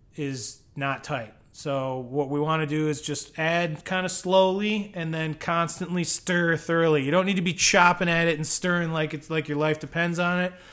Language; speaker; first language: English; native; English